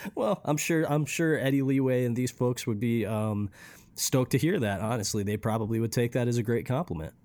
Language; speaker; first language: English; early bilingual, other home language; Romanian